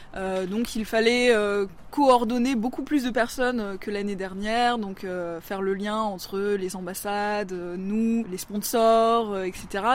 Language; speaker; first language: French; native; French